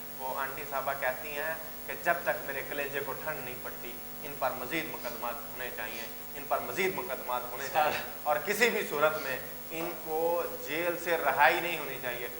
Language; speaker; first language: Urdu; non-native, local second language; Punjabi